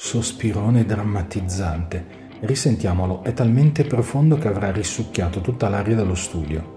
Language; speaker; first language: Italian; native; Italian